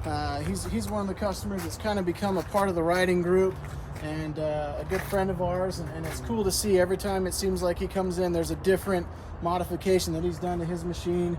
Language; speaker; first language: English; native; English